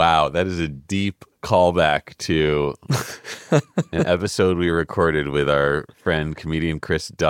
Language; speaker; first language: English; native; English